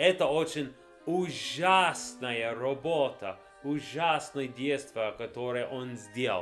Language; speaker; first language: Russian; non-native, learner; English